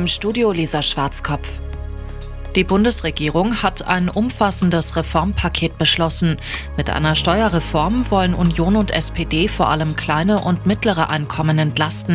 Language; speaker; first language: German; native; German